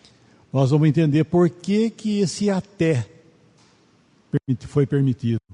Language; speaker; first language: Portuguese; native; Portuguese